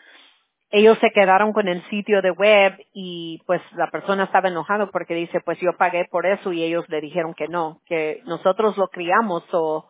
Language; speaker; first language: Spanish; early bilingual, heritage; Spanish